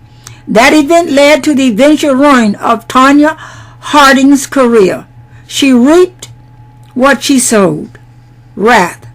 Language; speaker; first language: English; native; English